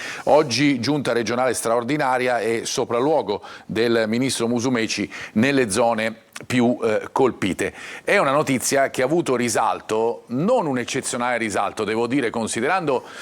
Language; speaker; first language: Italian; native; Italian